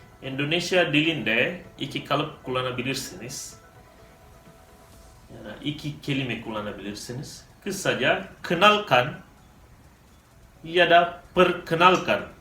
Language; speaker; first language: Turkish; non-native, fluent; Indonesian